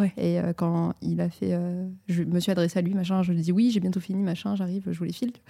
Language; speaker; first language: French; native; French